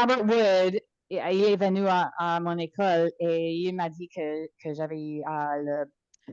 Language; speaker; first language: French; non-native, local second language; English